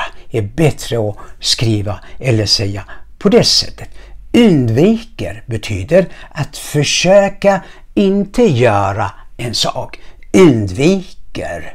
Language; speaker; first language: Swedish; non-native, fluent; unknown